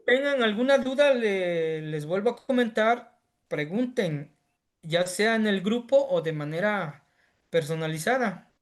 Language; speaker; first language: Spanish; native; Spanish